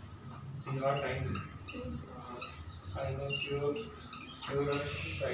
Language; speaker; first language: German; non-native, learner; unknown